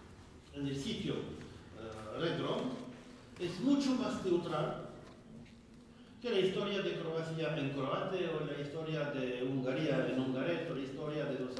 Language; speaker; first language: Spanish; non-native, fluent; French